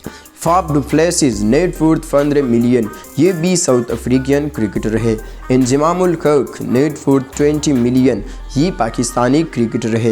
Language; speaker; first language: Hindi; native; Hindi